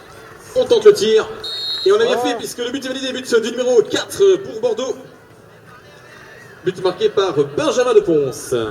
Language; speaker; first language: French; native; French